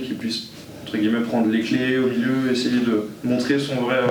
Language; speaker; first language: French; native; French